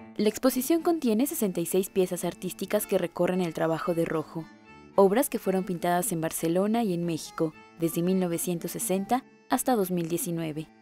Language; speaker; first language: Spanish; native; Spanish